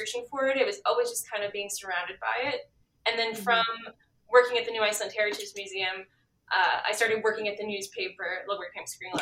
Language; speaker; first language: English; native; English